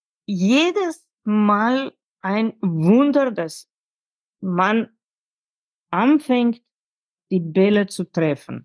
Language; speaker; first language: German; non-native, fluent; Slovenian